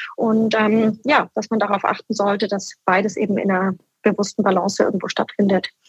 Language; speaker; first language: German; native; German